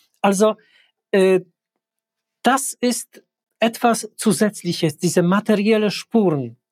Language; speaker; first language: German; non-native, fluent; Polish